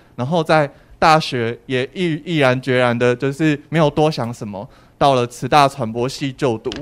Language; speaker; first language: Chinese; native; Chinese